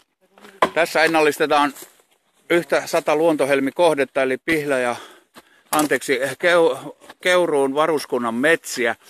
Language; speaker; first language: Finnish; native; Finnish